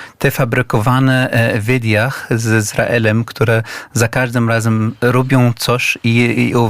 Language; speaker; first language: Polish; non-native, learner; Arabic